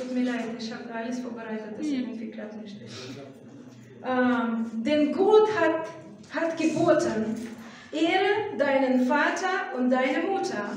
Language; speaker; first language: German; non-native, fluent; Russian